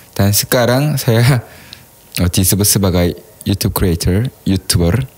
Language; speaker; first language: Indonesian; non-native, fluent; Korean